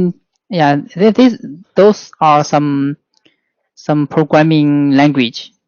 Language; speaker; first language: English; non-native, learner; Chinese